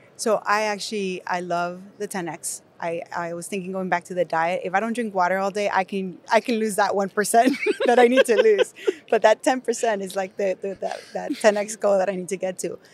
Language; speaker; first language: English; non-native, fluent; Spanish